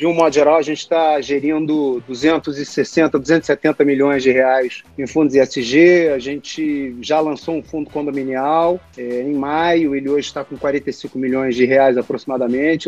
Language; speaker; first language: Portuguese; native; Portuguese